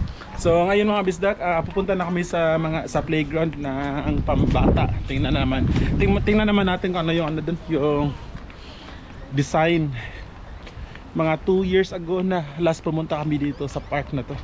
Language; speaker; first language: Filipino; non-native, local second language; Cebuano